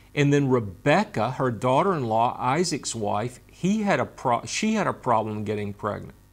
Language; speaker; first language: English; native; English